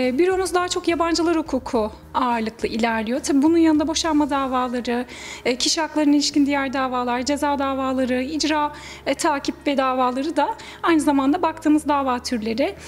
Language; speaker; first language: Turkish; native; Turkish